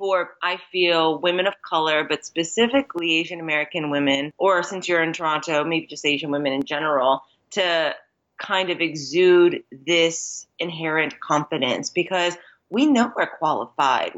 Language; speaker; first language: English; native; English